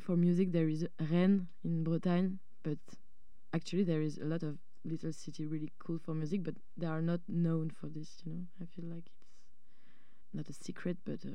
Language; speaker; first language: English; non-native, fluent; French